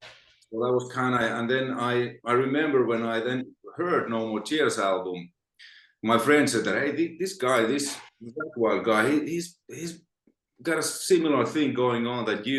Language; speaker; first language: English; non-native, fluent; Finnish